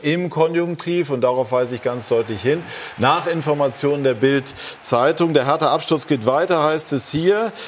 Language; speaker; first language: German; native; German